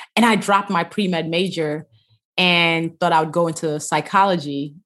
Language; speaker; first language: English; early bilingual, other home language; Yoruba